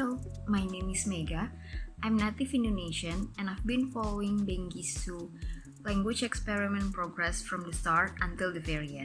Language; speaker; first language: English; non-native, fluent; Indonesian